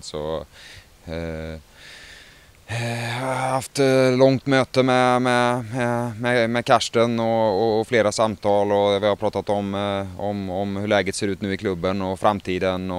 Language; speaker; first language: Swedish; native; Swedish